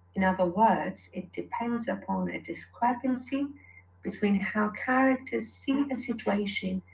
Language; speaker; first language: English; non-native, fluent; Persian